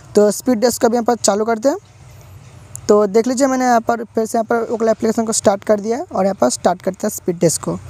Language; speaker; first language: Hindi; non-native, local second language; Bangla